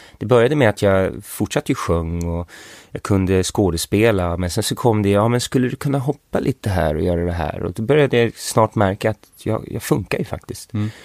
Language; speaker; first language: Swedish; early bilingual, other home language; English